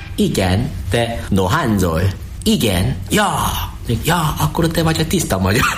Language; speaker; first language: Hungarian; non-native, learner; Korean